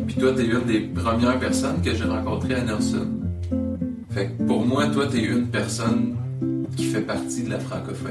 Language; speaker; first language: French; native; French